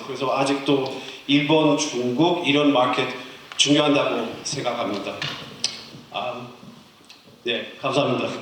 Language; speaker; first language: Korean; non-native, fluent; English